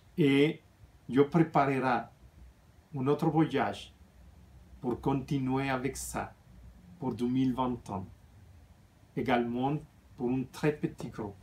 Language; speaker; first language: French; non-native, fluent; Spanish